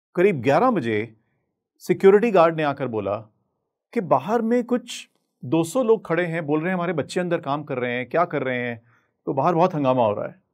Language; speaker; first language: Hindi; native; Hindi